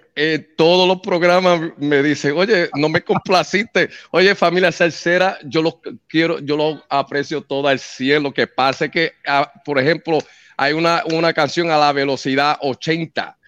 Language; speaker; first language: Spanish; native; Spanish